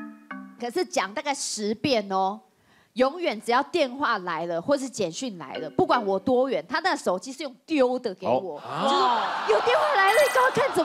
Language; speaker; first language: Chinese; native; Chinese